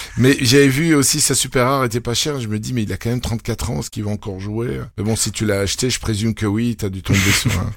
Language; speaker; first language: French; native; French